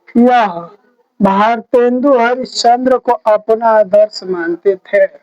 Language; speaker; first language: Hindi; native; Hindi